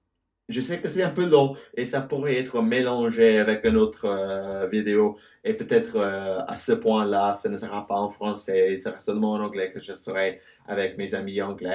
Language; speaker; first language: French; non-native, learner; English